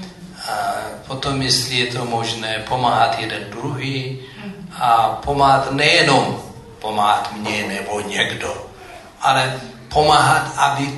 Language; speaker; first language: Czech; non-native, fluent; Amharic